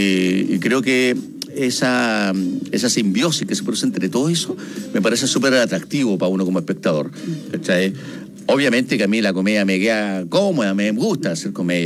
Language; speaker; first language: Spanish; native; Spanish